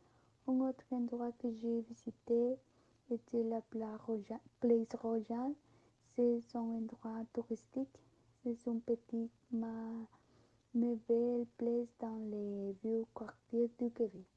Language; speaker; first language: French; non-native, learner; Spanish